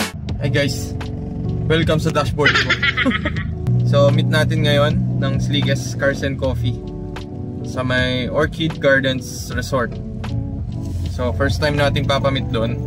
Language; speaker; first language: Filipino; native; Filipino